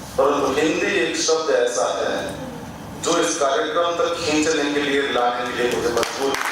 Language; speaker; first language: Hindi; native; Hindi